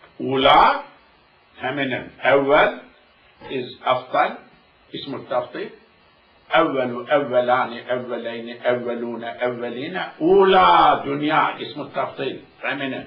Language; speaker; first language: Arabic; non-native, fluent; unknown